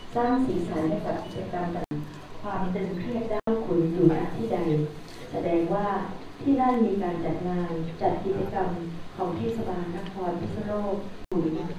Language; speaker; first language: Thai; native; Thai